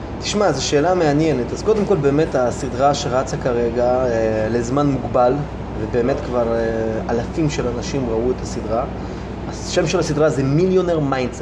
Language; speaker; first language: Hebrew; early bilingual, other home language; Russian